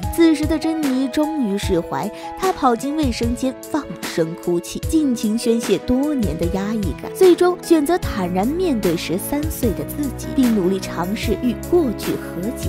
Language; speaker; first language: Chinese; native; Chinese